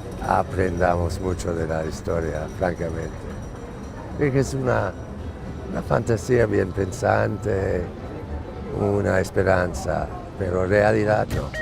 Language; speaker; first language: Spanish; non-native, fluent; English